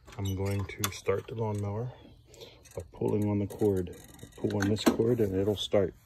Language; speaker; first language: English; native; English